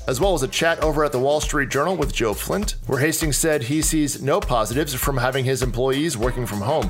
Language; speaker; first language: English; native; English